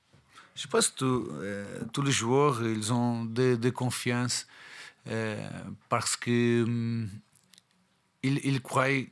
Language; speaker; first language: French; non-native, fluent; Portuguese